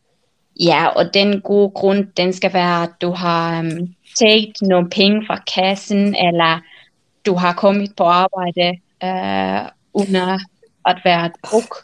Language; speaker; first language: Danish; non-native, fluent; Finnish